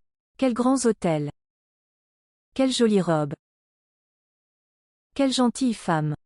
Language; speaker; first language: French; non-native, learner; English